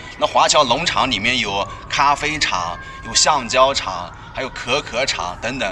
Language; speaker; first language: Chinese; native; Chinese